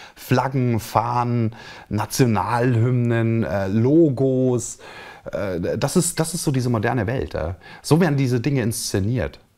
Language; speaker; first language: German; native; German